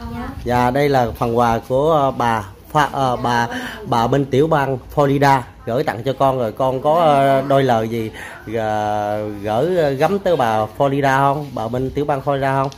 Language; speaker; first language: Vietnamese; native; Vietnamese